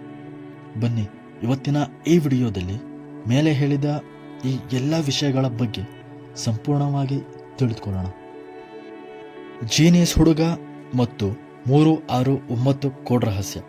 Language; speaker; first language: Kannada; native; Kannada